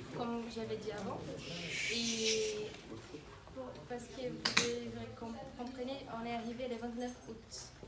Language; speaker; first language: French; non-native, learner; Portuguese